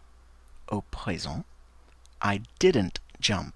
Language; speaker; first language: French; non-native, fluent; English